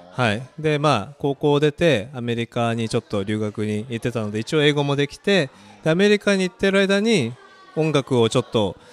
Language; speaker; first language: Japanese; early bilingual, other home language; Korean